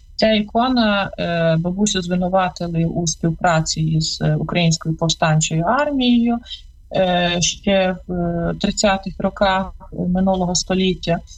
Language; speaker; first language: Ukrainian; native; Ukrainian